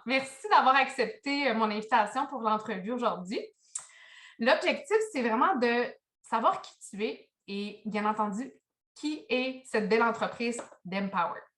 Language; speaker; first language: French; native; French